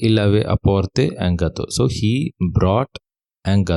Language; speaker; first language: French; non-native, fluent; English